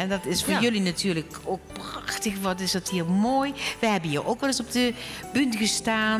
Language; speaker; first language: Dutch; native; Dutch